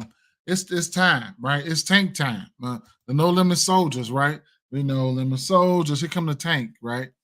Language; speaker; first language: English; native; English